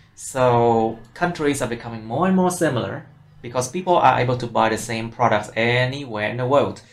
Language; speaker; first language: English; non-native, fluent; Vietnamese